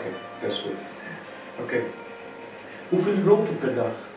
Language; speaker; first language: Dutch; non-native, fluent; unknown